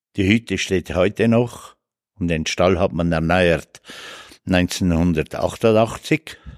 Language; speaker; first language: German; native; German